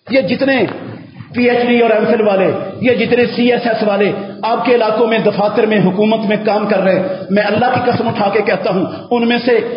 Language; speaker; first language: Urdu; native; Urdu